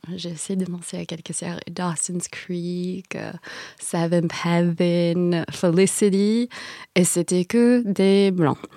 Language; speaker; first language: French; non-native, fluent; Vietnamese